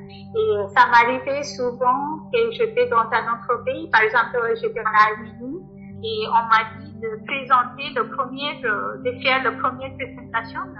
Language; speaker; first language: French; non-native, fluent; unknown